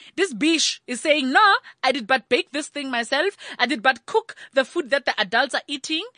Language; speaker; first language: English; non-native, local second language; Tswana